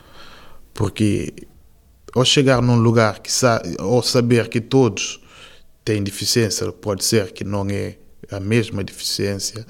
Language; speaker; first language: Portuguese; non-native, local second language; Kabuverdianu